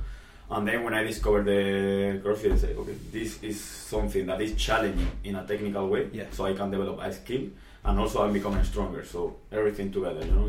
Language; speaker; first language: English; non-native, fluent; Spanish